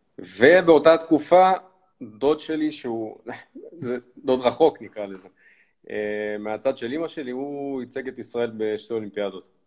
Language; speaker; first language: Hebrew; early bilingual, other home language; Russian